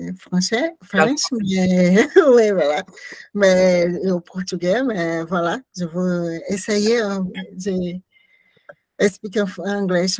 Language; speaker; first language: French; non-native, learner; Portuguese